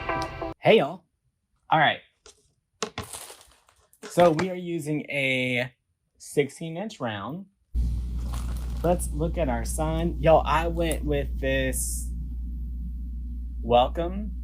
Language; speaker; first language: English; native; English